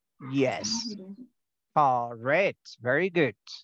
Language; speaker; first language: English; non-native, fluent; Spanish